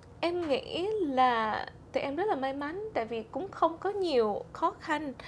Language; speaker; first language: Vietnamese; early bilingual, heritage; Vietnamese